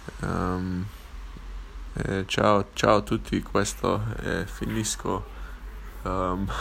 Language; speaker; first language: Italian; non-native, learner; English